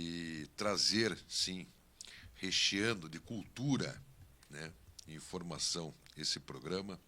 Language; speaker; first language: Portuguese; native; Portuguese